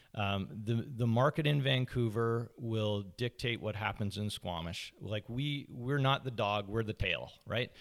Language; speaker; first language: English; native; English